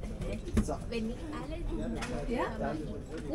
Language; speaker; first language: German; non-native, learner; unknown